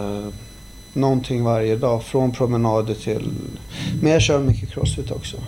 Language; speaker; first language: Swedish; early bilingual, other home language; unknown